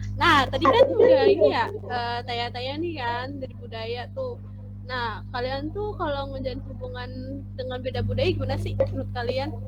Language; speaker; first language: Indonesian; native; Indonesian